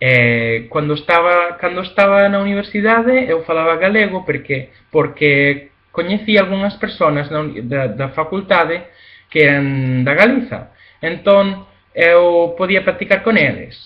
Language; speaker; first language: Galician; non-native, learner; Spanish